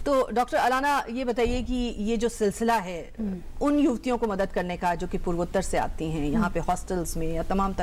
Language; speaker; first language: Hindi; native; Hindi